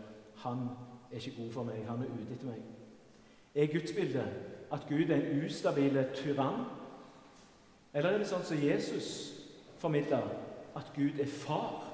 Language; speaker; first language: Norwegian; native; Norwegian